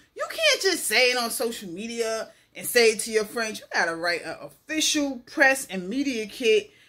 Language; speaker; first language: English; native; English